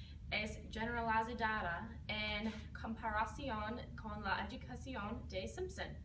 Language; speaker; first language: Spanish; non-native, learner; English